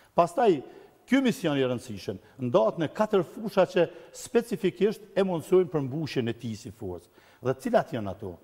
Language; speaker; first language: Albanian; native; Albanian